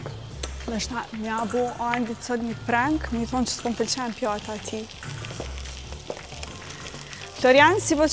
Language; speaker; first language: Albanian; native; Albanian